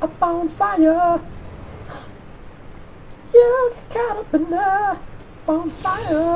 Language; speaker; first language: English; native; English